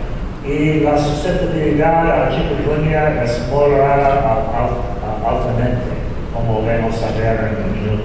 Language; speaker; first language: Spanish; non-native, fluent; English